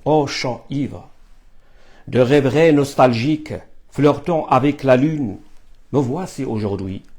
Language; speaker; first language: French; non-native, fluent; Arabic